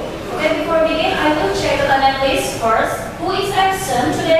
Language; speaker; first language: English; non-native, learner; Indonesian